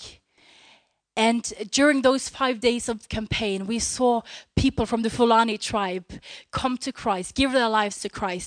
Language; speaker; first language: English; non-native, fluent; Norwegian